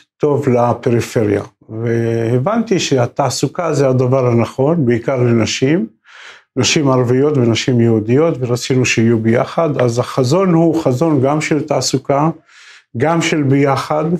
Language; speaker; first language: Hebrew; non-native, local second language; Arabic